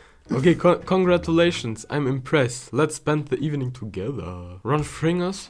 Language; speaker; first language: English; non-native, learner; German